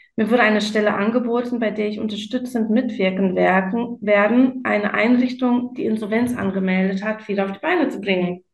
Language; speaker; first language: German; non-native, fluent; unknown